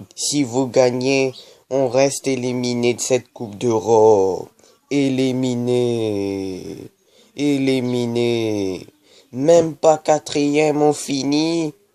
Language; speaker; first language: French; native; French